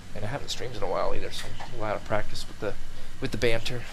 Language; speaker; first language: English; native; English